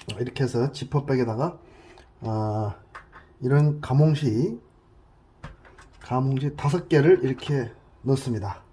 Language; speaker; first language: Korean; native; Korean